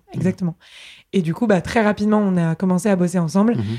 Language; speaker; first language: French; native; French